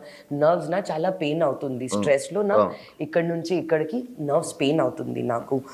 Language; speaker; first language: Telugu; non-native, learner; Hindi